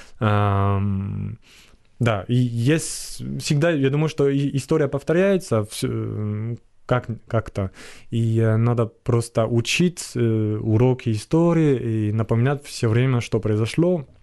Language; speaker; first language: Russian; non-native, fluent; French